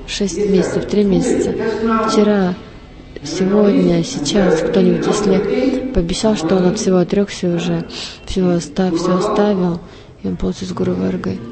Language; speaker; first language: Russian; non-native, learner; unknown